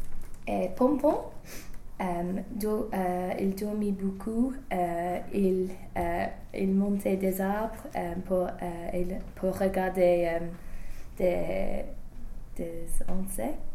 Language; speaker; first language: French; non-native, learner; English